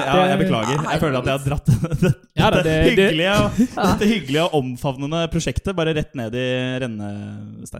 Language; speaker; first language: Norwegian; native; Norwegian